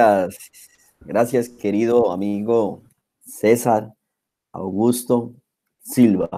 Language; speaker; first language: Spanish; native; Spanish